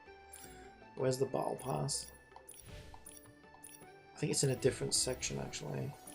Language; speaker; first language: English; native; English